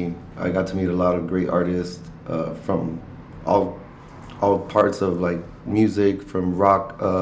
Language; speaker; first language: English; early bilingual, other home language; Spanish